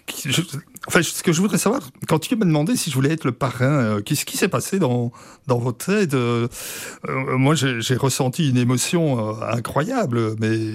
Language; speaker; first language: French; native; French